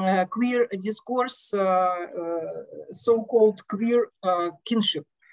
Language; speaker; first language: English; non-native, fluent; Russian